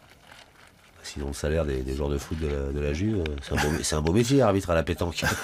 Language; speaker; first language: French; native; French